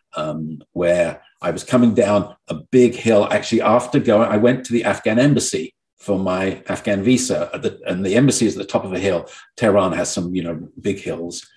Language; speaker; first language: English; native; English